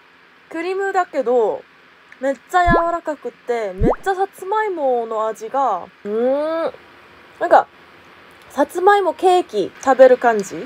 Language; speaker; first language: Japanese; non-native, fluent; Korean